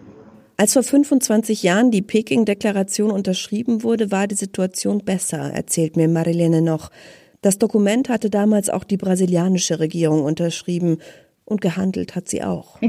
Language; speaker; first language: German; native; German